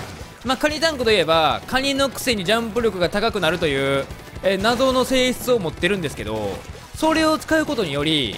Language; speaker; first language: Japanese; native; Japanese